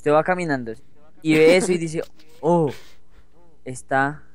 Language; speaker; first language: Spanish; native; Spanish